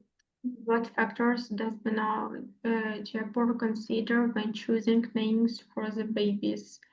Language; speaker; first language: English; non-native, learner; Ukrainian